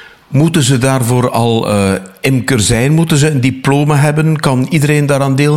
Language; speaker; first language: Dutch; native; Dutch